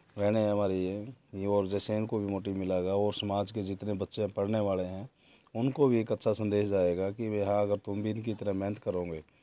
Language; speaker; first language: Hindi; native; Hindi